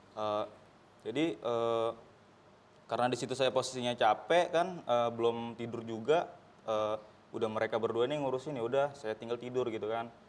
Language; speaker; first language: Indonesian; native; Indonesian